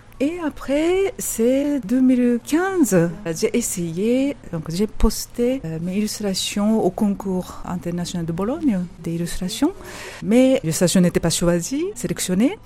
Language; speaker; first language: French; non-native, fluent; Japanese